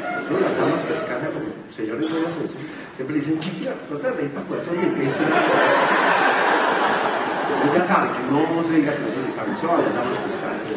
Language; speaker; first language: Spanish; native; Spanish